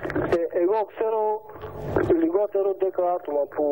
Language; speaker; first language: Greek; non-native, learner; Bulgarian